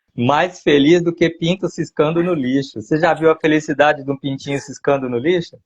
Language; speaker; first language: Portuguese; native; Portuguese